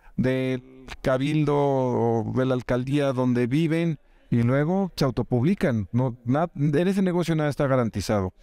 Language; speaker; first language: Spanish; native; Spanish